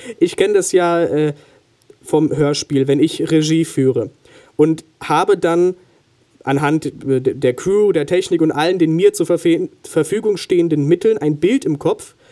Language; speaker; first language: German; native; German